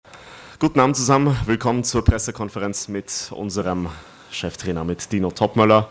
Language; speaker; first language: German; native; German